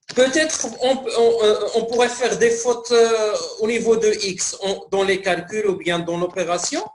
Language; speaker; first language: French; non-native, local second language; Arabic